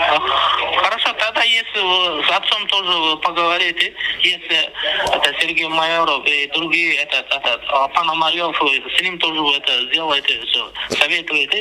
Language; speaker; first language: Russian; non-native, local second language; Turkmen